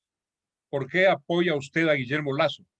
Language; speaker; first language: Spanish; native; Spanish